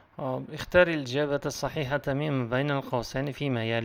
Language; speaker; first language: Arabic; non-native, fluent; Uzbek